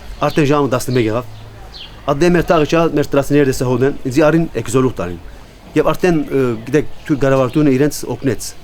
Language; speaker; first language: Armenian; native; Armenian